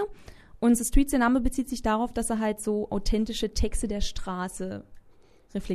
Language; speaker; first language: German; native; German